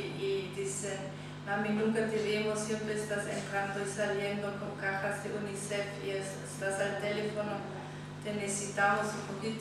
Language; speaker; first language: Spanish; non-native, fluent; German